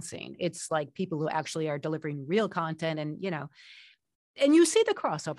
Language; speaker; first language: English; native; English